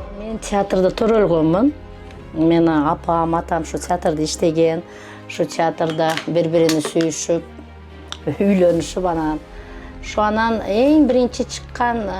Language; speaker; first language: Kyrgyz; non-native, local second language; Uzbek